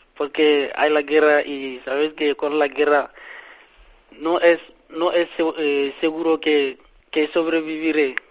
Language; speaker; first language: Spanish; non-native, learner; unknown